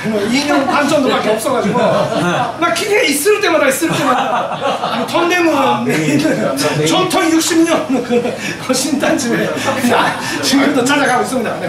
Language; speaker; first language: Korean; non-native, fluent; Japanese